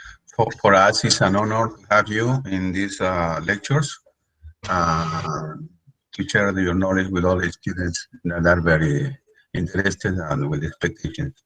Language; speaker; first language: English; non-native, fluent; Spanish